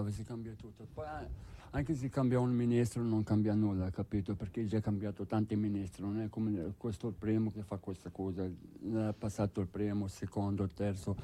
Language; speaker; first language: Italian; non-native, learner; Arabic